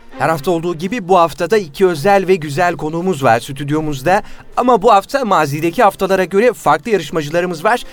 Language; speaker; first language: Turkish; native; Turkish